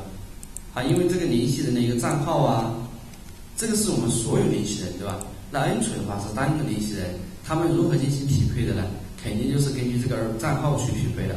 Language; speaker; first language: Chinese; native; Chinese